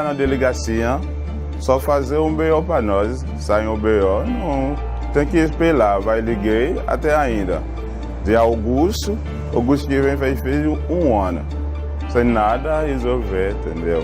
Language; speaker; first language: Portuguese; non-native, learner; Haitian Creole